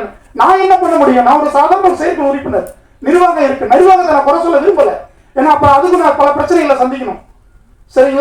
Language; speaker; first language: Tamil; native; Tamil